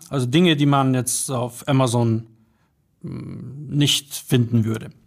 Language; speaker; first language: German; early bilingual, other home language; Polish